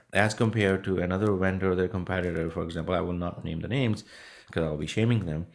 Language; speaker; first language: English; non-native, local second language; Punjabi